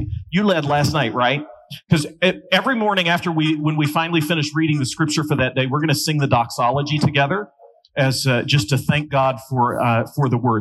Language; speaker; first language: English; native; English